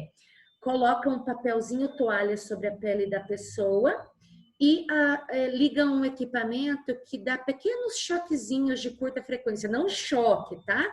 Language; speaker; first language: Portuguese; native; Portuguese